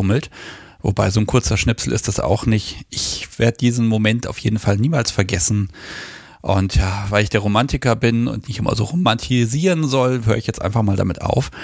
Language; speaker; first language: German; native; German